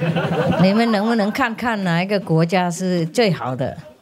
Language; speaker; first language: Chinese; non-native, fluent; Vietnamese